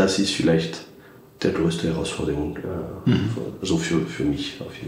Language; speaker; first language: German; non-native, fluent; French